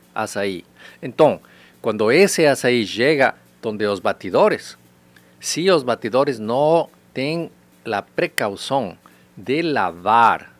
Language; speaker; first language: Portuguese; non-native, learner; Spanish